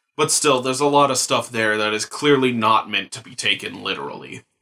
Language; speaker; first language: English; native; English